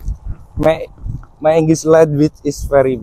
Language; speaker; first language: English; non-native, learner; Javanese